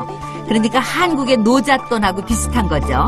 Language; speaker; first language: Korean; native; Korean